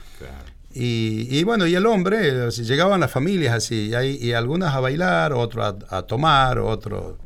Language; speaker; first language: Spanish; native; Spanish